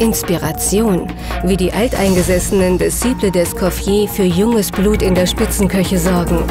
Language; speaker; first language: German; native; German